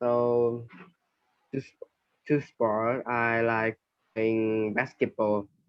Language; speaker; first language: English; non-native, learner; Vietnamese